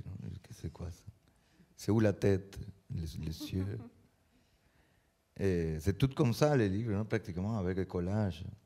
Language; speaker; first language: French; non-native, learner; Spanish